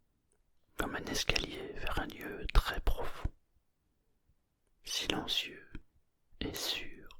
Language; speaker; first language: French; native; French